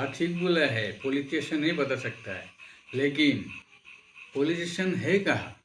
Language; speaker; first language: Hindi; non-native, local second language; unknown